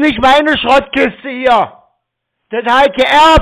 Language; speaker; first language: German; native; German